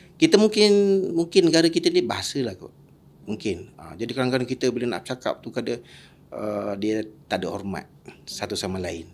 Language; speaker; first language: Malay; native; Malay